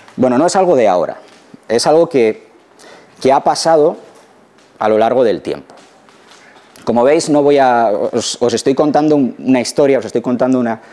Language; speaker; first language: Spanish; native; Spanish